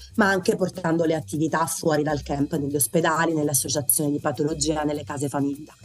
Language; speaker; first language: Italian; native; Italian